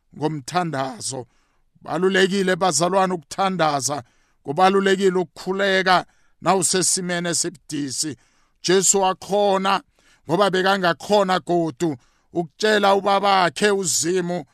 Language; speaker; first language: Zulu; non-native, local second language; South Ndebele